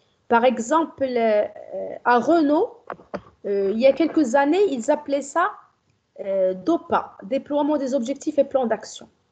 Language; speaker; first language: French; non-native, local second language; Arabic